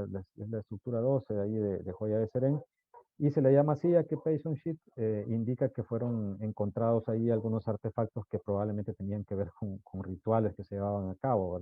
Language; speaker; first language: Spanish; native; Spanish